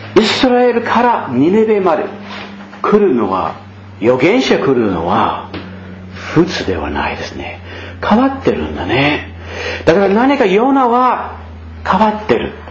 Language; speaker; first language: Japanese; non-native, fluent; English